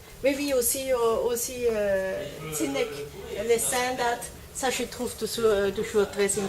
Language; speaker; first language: French; non-native, learner; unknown